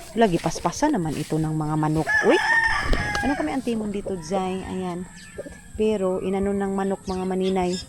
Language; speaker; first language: Filipino; non-native, local second language; Cebuano